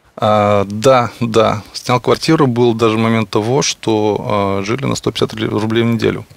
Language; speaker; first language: Russian; native; Russian